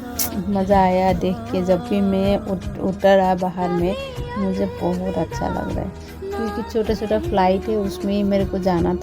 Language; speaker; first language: Hindi; non-native, local second language; Assamese